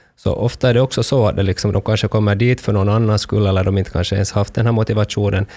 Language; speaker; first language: Swedish; native; Swedish